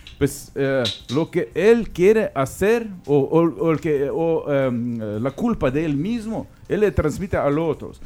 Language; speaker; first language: Spanish; non-native, fluent; Ukrainian